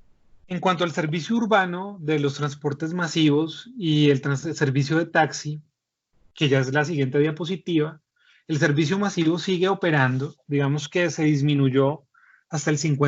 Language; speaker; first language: Spanish; native; Spanish